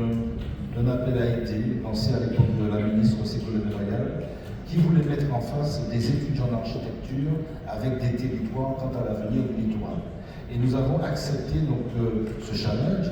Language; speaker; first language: French; native; French